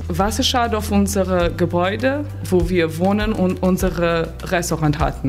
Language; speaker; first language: German; non-native, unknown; Portuguese